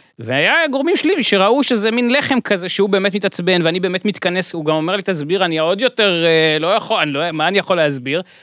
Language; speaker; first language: Hebrew; native; Hebrew